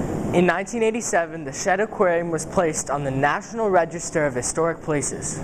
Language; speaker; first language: English; native; English